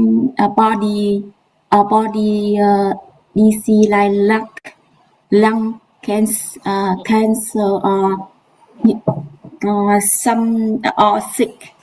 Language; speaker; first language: English; non-native, learner; Vietnamese